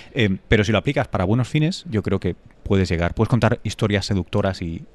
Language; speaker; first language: Spanish; native; Spanish